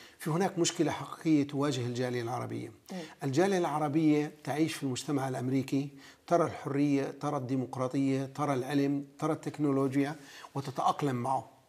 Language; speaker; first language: Arabic; native; Arabic